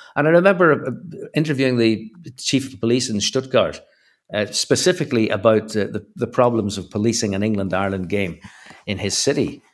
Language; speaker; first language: English; native; English